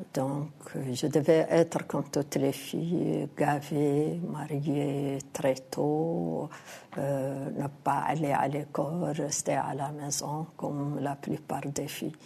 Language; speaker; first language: French; non-native, local second language; Arabic